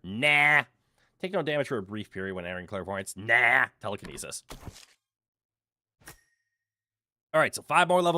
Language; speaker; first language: English; native; English